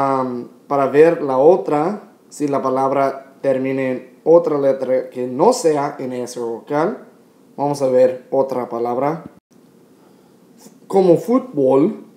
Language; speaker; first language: Spanish; non-native, fluent; English